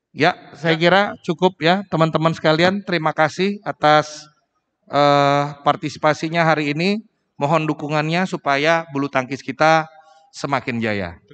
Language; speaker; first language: Indonesian; native; Indonesian